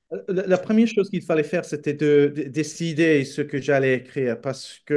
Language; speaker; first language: French; non-native, fluent; English